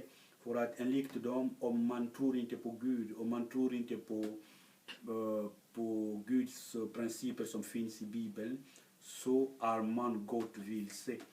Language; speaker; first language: Swedish; non-native, fluent; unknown